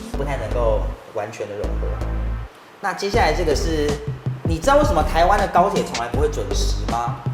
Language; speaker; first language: Chinese; native; Chinese